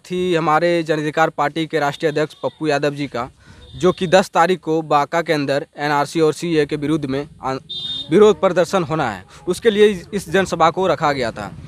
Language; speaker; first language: Hindi; native; Hindi